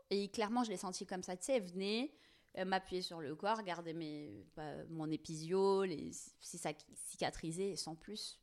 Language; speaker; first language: French; non-native, local second language; Kabyle